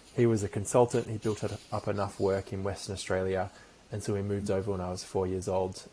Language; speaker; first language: English; native; English